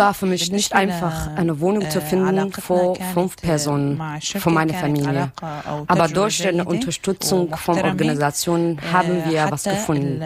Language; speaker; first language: German; non-native, learner; Arabic